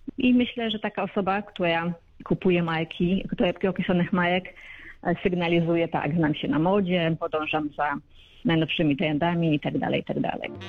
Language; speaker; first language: Polish; native; Polish